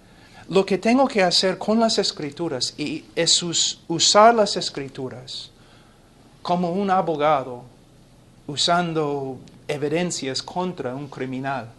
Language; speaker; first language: Spanish; non-native, fluent; English